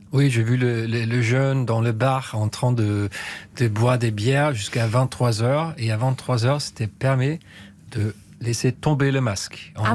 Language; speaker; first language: French; non-native, fluent; Danish